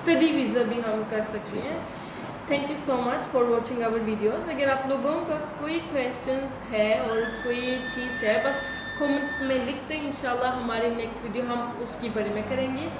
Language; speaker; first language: Hindi; non-native, learner; Turkish